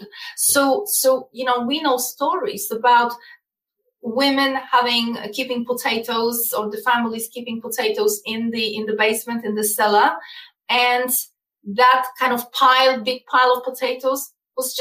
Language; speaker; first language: English; non-native, fluent; Polish